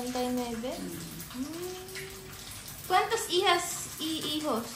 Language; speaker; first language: Spanish; non-native, learner; Filipino